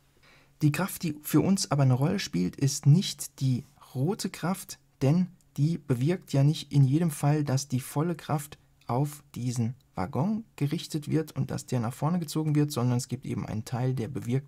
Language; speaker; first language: German; native; German